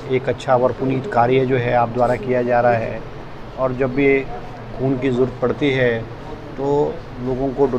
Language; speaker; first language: Hindi; native; Hindi